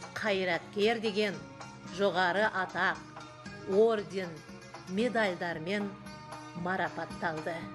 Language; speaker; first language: Kazakh; non-native, local second language; Uyghur